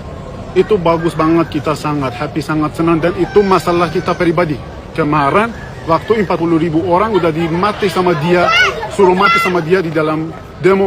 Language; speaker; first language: Indonesian; non-native, learner; Persian